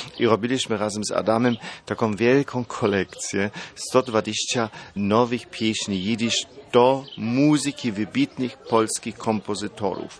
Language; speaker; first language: Polish; non-native, fluent; German